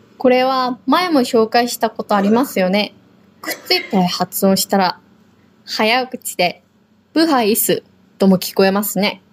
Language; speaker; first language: Japanese; non-native, fluent; Korean